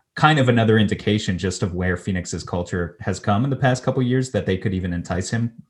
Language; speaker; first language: English; native; English